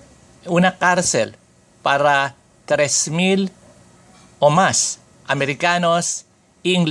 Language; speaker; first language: Spanish; non-native, fluent; Filipino